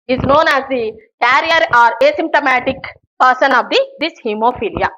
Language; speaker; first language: English; non-native, local second language; Telugu